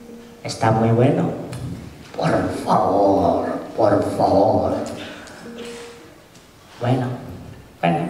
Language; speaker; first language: Spanish; non-native, fluent; Indonesian